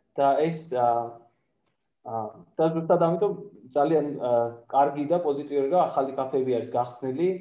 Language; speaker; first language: Georgian; non-native, fluent; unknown